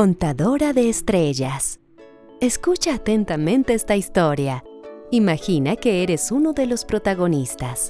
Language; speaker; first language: Spanish; native; Spanish